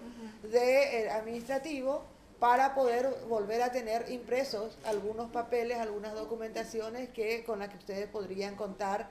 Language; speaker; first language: Spanish; native; Spanish